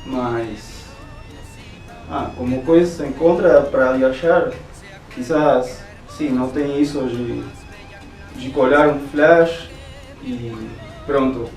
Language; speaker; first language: Portuguese; non-native, fluent; Spanish